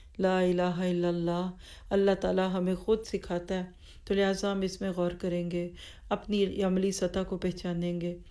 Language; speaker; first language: Urdu; native; Urdu